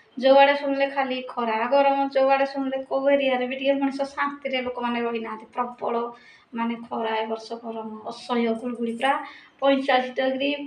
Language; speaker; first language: Odia; native; Odia